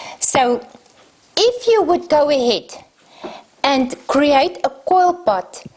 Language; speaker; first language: English; non-native, local second language; Afrikaans